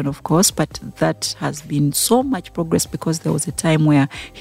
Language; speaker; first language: English; non-native, local second language; Ganda